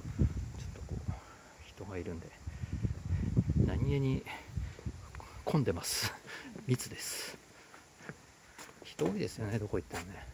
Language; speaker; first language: Japanese; native; Japanese